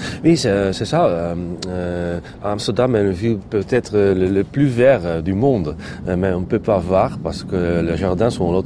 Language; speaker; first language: French; non-native, fluent; Dutch